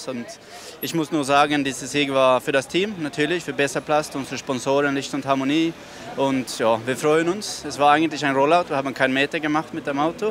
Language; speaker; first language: German; non-native, fluent; Swedish